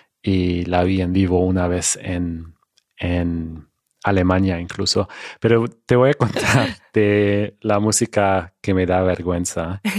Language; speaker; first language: Spanish; non-native, fluent; German